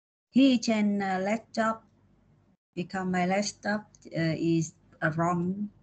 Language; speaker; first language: English; non-native, learner; Vietnamese